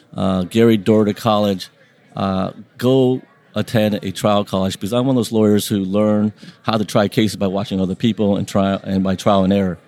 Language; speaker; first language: English; early bilingual, other home language; Vietnamese